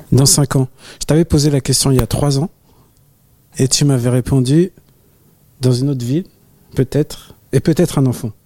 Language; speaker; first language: French; native; French